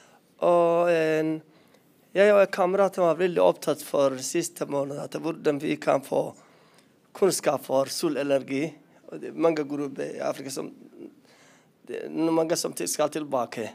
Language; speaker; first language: Norwegian; non-native, learner; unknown